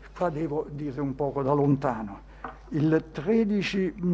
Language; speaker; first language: Italian; native; Italian